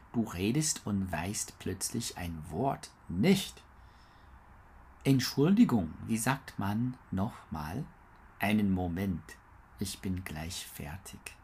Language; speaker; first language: German; non-native, learner; English